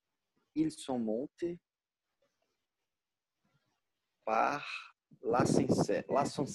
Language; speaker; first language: French; non-native, learner; Portuguese